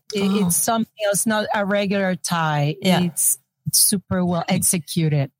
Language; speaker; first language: English; non-native, fluent; Spanish